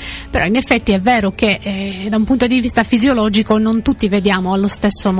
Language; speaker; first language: Italian; native; Italian